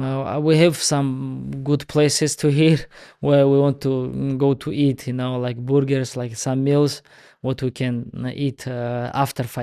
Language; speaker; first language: English; non-native, learner; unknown